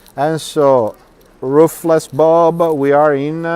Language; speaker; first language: English; non-native, fluent; Italian